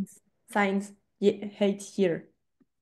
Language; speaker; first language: English; non-native, fluent; French